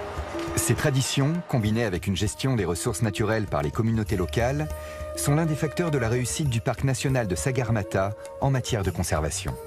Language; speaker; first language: French; native; French